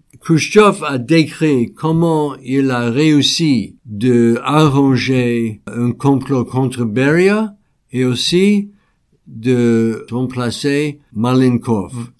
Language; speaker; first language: French; non-native, fluent; English